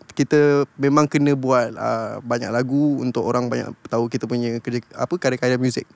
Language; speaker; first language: Malay; native; Malay